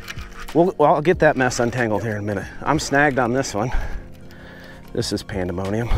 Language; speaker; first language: English; native; English